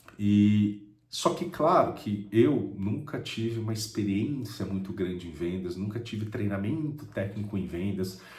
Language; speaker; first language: Portuguese; native; Portuguese